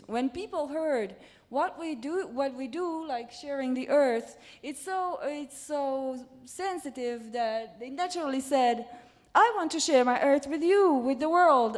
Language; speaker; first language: English; non-native, fluent; Romanian